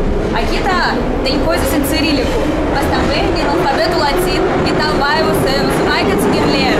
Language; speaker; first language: Portuguese; non-native, learner; Russian